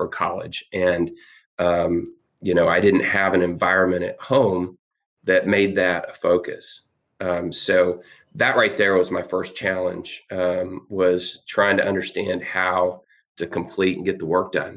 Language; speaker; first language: English; native; English